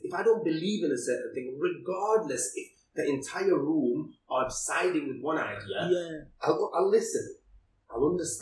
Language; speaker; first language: English; early bilingual, other home language; Cantonese